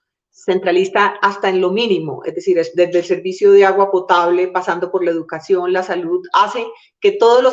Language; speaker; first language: Spanish; native; Spanish